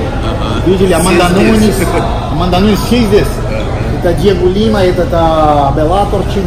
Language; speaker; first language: Russian; non-native, learner; Portuguese